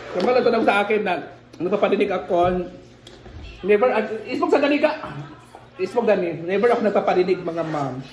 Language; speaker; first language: Filipino; native; Filipino